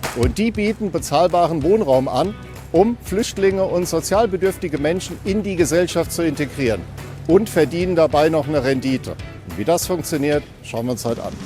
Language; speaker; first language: German; native; German